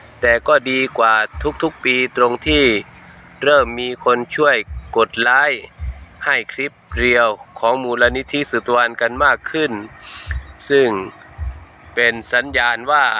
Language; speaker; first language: Thai; native; Thai